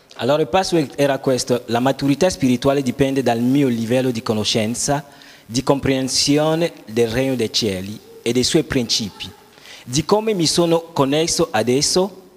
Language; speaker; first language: Italian; non-native, fluent; French